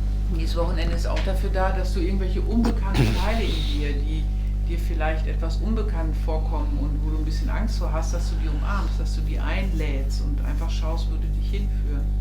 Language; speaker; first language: German; native; German